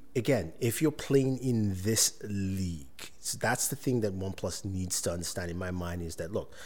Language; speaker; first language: English; non-native, local second language; Yoruba